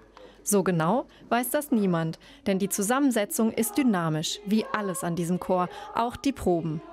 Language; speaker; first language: German; native; German